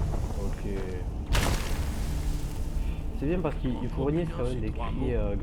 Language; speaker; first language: French; native; French